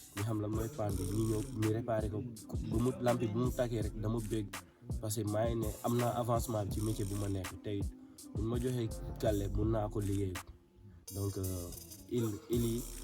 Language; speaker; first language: Wolof; non-native, local second language; Jola-Fonyi